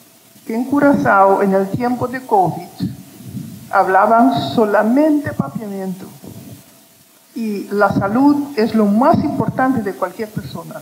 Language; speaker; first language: Spanish; non-native, fluent; Papiamento